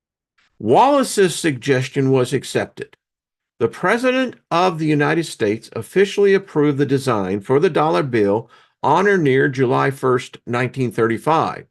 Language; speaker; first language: English; native; English